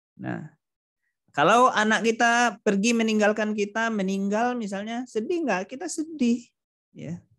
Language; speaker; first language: Indonesian; non-native, local second language; Minangkabau